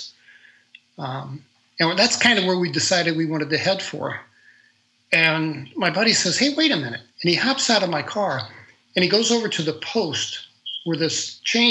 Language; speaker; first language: English; native; English